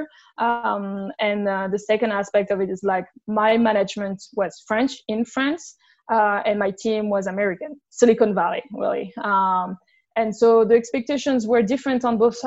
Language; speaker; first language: English; non-native, fluent; French